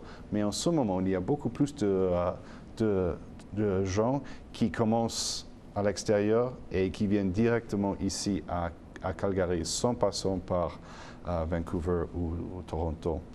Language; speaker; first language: French; non-native, fluent; English